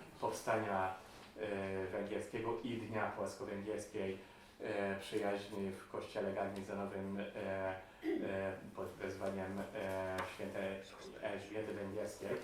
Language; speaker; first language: Polish; non-native, fluent; Hungarian